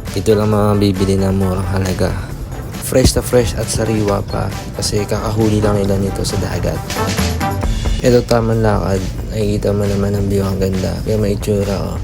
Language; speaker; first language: Filipino; native; Filipino